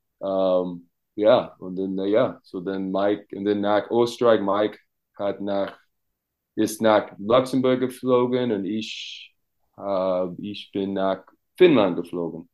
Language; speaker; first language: German; non-native, learner; English